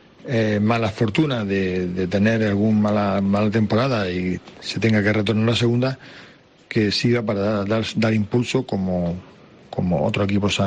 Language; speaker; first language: Spanish; native; Spanish